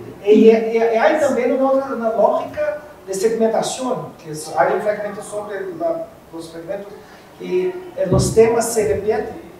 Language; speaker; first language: Spanish; non-native, fluent; Portuguese